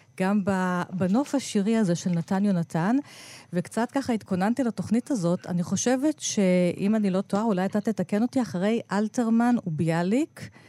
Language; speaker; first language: Hebrew; native; Hebrew